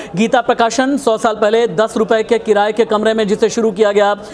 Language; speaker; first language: Hindi; native; Hindi